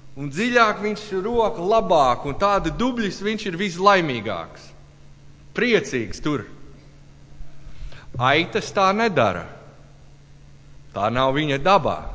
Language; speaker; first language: Latvian; non-native, learner; English